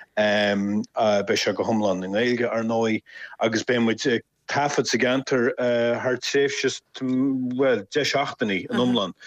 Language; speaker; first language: Irish; native; Irish